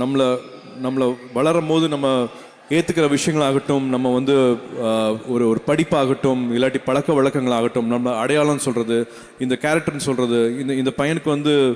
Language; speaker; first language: Tamil; native; Tamil